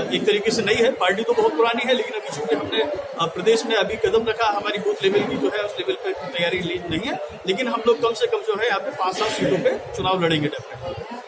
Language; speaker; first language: Hindi; native; Hindi